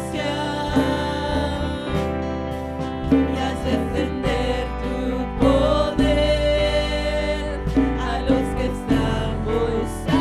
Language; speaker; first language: Spanish; native; Spanish